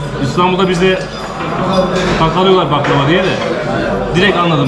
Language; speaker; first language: Turkish; native; Turkish